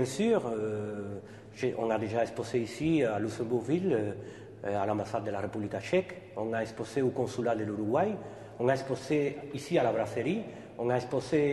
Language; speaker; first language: French; non-native, fluent; Spanish